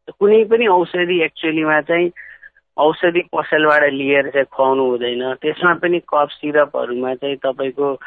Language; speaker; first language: Nepali; non-native, local second language; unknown